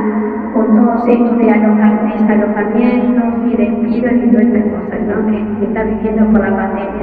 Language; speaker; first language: Spanish; native; Spanish